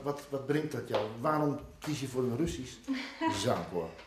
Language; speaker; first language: Dutch; native; Dutch